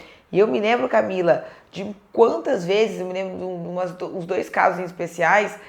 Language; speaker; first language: Portuguese; native; Portuguese